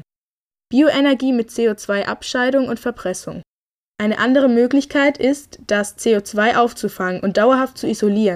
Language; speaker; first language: German; native; German